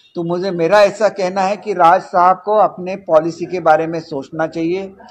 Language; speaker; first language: Hindi; non-native, local second language; Marathi